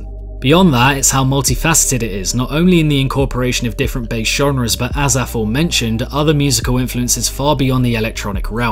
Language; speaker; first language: English; native; English